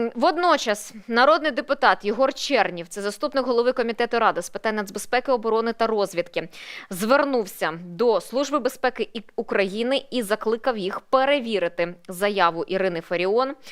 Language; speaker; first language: Ukrainian; non-native, local second language; Russian